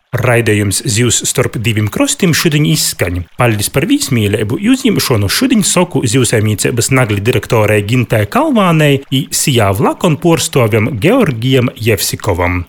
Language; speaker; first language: Latvian; native; Latvian